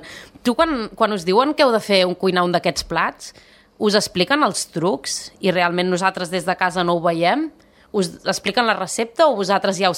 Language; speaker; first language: Catalan; native; Catalan